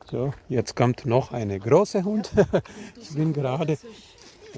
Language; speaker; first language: German; non-native, learner; Urdu